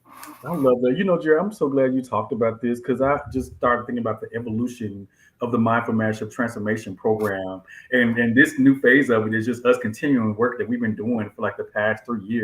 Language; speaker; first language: English; native; English